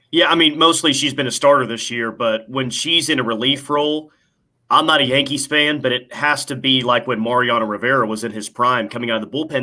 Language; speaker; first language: English; native; English